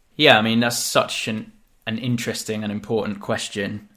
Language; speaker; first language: English; native; English